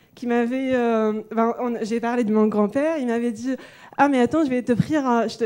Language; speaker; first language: French; non-native, local second language; Arabic